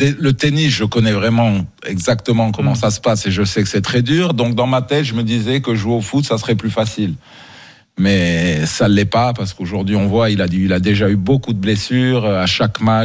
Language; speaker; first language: French; non-native, local second language; Arabic